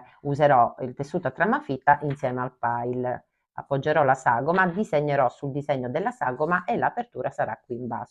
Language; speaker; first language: Italian; native; Italian